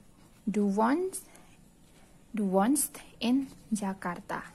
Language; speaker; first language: German; non-native, fluent; Indonesian